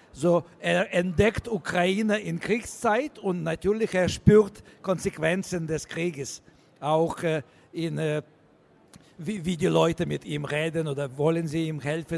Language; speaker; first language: German; non-native, learner; Russian